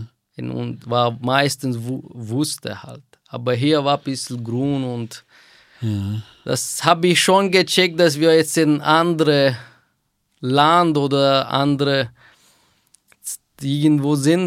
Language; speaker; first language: German; non-native, fluent; Persian